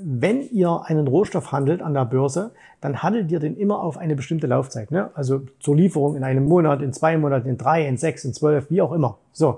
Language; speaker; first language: German; native; German